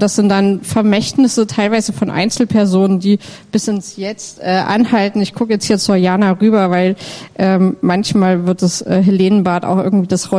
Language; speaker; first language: German; native; German